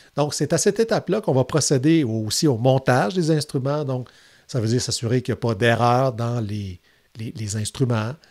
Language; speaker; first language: French; native; French